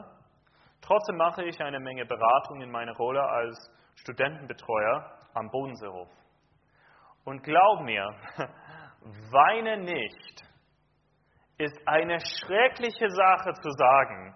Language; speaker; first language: German; non-native, fluent; English